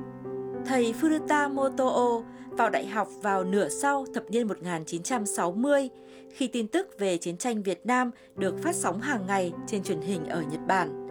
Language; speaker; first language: Vietnamese; native; Vietnamese